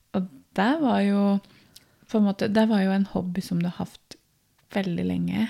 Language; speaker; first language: Norwegian; native; Norwegian